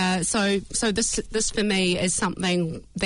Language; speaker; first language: English; native; English